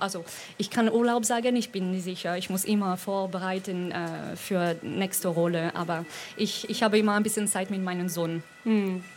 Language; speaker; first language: German; non-native, fluent; French